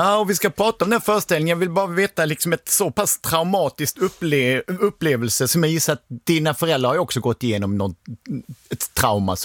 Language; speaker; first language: Swedish; native; Swedish